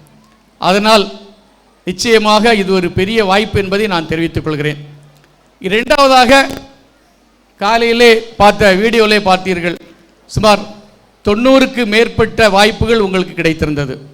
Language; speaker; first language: Tamil; native; Tamil